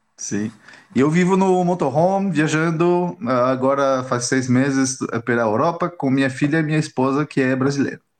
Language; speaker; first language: Portuguese; non-native, fluent; French